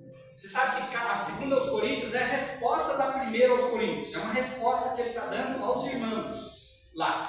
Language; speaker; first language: Portuguese; native; Portuguese